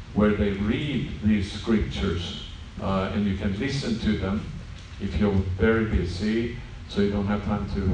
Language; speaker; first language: English; non-native, fluent; Swedish